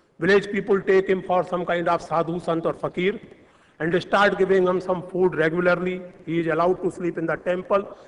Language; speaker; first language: English; non-native, local second language; Hindi